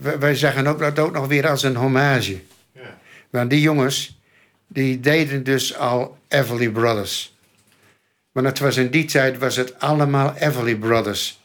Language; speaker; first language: Dutch; native; Dutch